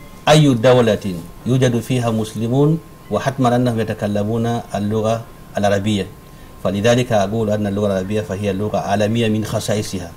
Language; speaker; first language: Arabic; non-native, fluent; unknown